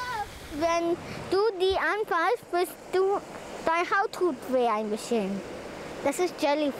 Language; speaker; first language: German; early bilingual, heritage; German